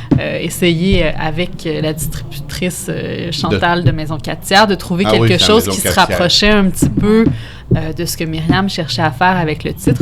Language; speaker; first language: French; native; French